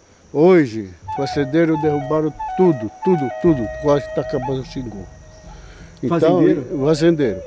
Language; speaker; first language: Portuguese; non-native, local second language; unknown